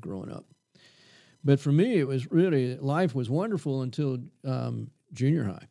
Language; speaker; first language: English; native; English